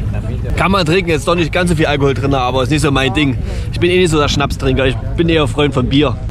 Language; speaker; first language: German; native; German